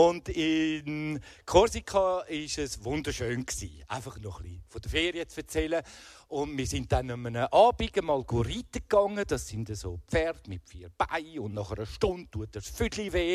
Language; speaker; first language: German; native; German